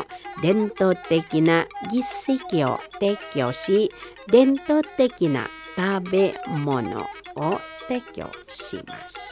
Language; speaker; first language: Japanese; non-native, fluent; Indonesian